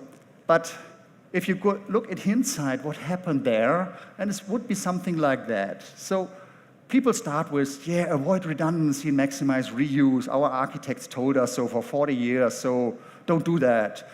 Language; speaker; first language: English; non-native, fluent; German